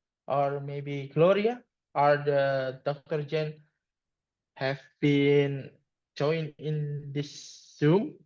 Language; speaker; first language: English; non-native, learner; Indonesian